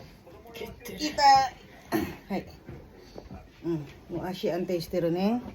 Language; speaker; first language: Japanese; non-native, fluent; Filipino